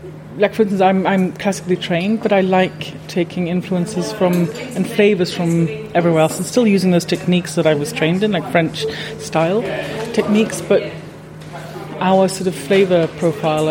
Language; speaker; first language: English; native; English